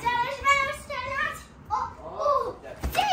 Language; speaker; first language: Polish; early bilingual, other home language; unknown